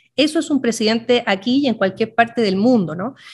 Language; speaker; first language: Spanish; native; Spanish